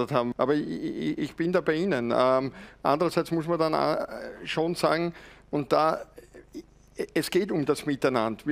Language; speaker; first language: German; native; German